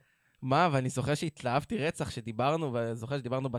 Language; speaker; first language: Hebrew; native; Hebrew